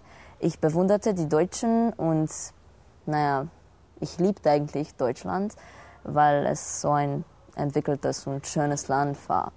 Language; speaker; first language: German; non-native, fluent; Romanian